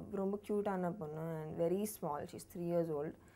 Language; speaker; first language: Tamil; non-native, learner; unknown